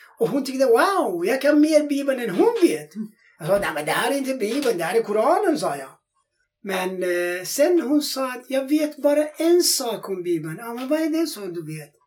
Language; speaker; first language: Swedish; non-native, fluent; Persian